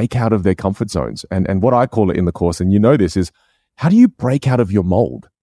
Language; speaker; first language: English; non-native, local second language; Chinese